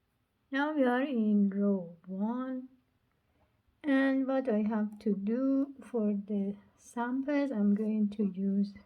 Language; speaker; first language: English; non-native, learner; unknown